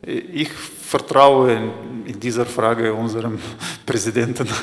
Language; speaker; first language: German; non-native, fluent; Russian